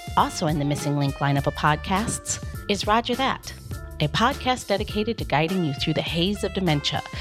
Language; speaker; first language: English; native; English